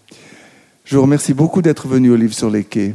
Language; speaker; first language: French; native; French